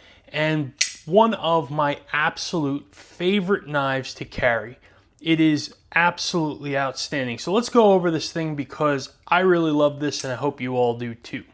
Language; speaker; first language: English; native; English